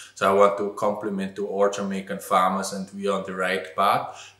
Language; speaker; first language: English; non-native, fluent; German